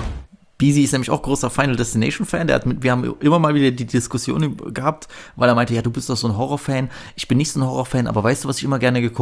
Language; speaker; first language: German; native; German